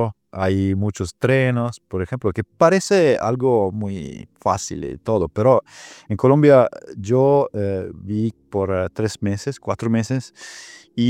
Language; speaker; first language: Spanish; non-native, fluent; Italian